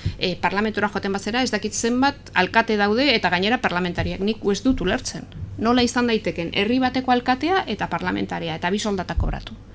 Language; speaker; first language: Basque; non-native, local second language; Spanish